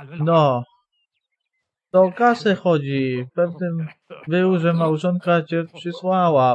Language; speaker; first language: Polish; native; Polish